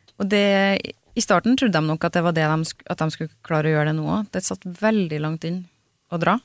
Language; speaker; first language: Norwegian; native; Norwegian